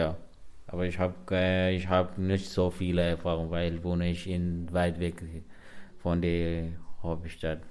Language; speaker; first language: German; non-native, learner; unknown